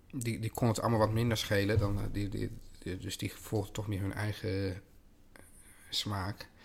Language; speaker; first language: Dutch; native; Dutch